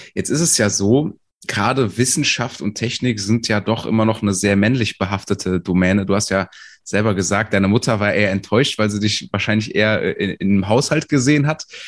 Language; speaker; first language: German; native; German